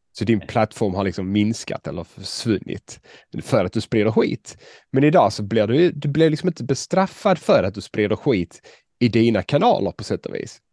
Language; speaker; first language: Swedish; native; Swedish